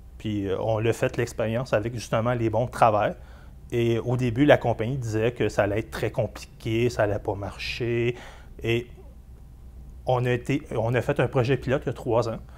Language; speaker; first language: French; native; French